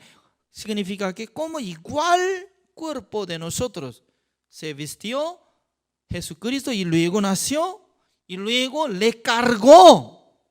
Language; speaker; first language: Spanish; non-native, fluent; Korean